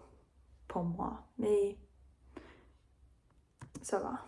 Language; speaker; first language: French; non-native, learner; English